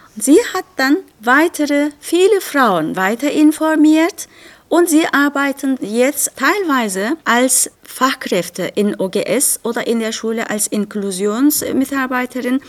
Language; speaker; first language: German; non-native, fluent; Turkish